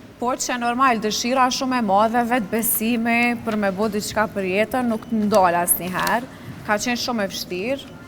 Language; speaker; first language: Albanian; native; Albanian